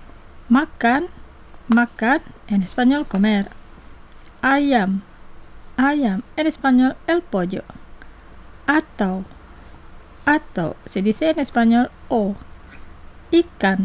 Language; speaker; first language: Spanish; non-native, fluent; Indonesian